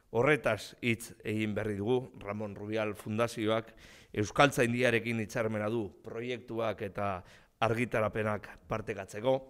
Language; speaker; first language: Basque; non-native, local second language; Spanish